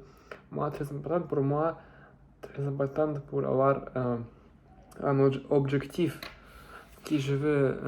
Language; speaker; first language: French; non-native, learner; Russian